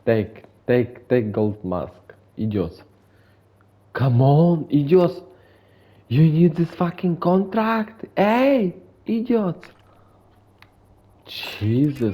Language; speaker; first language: English; non-native, learner; Ukrainian